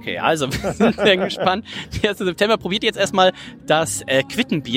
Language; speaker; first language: German; native; German